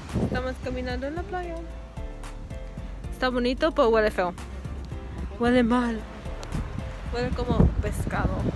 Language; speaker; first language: Spanish; early bilingual, heritage; Spanish